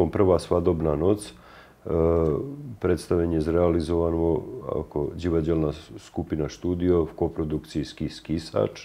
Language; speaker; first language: Slovak; native; Slovak